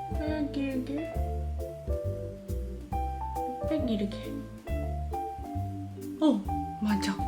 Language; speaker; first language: Korean; non-native, learner; Japanese